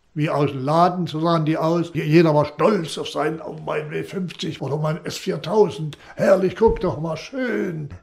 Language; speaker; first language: German; native; German